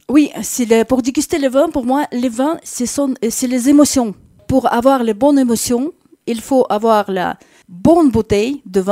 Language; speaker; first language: French; non-native, fluent; Russian